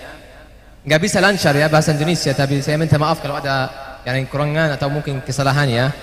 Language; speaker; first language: Indonesian; non-native, learner; Arabic